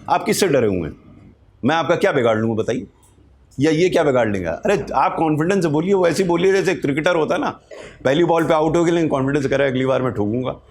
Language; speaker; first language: Hindi; native; Hindi